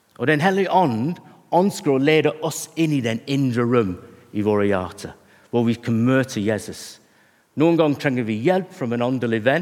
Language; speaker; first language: Norwegian; non-native, fluent; English